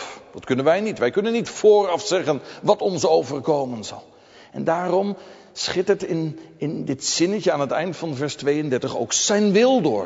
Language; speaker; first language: Dutch; native; Dutch